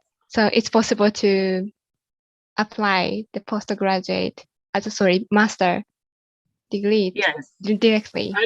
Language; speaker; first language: English; non-native, fluent; Japanese